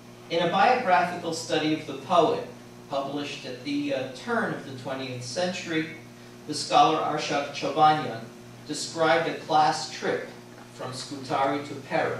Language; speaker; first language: English; native; English